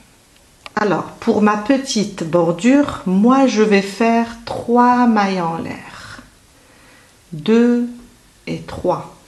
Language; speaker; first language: French; native; French